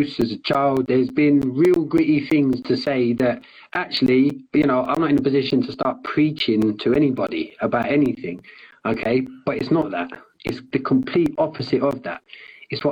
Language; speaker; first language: English; native; English